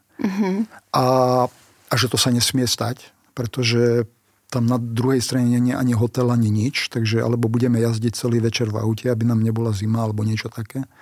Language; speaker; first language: Slovak; non-native, local second language; Hungarian